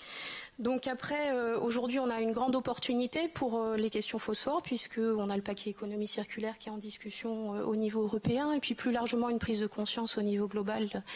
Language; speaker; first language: French; native; French